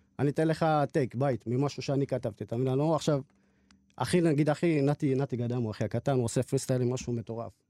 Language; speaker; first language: Hebrew; native; Hebrew